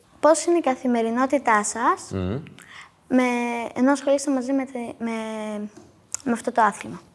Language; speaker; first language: Greek; native; Greek